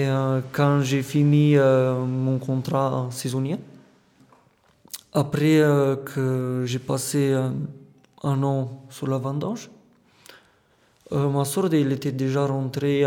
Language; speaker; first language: French; non-native, fluent; Romanian